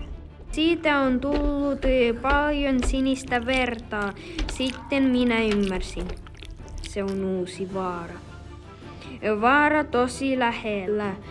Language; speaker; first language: Finnish; non-native, learner; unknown